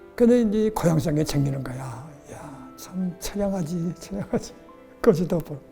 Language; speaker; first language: Korean; native; Korean